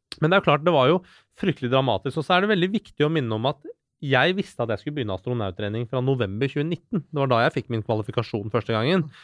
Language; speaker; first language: Norwegian; early bilingual, other home language; Persian